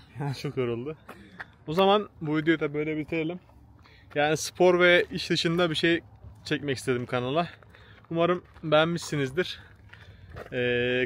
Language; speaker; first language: Turkish; native; Turkish